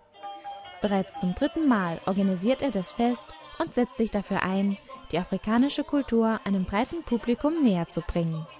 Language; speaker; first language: German; native; German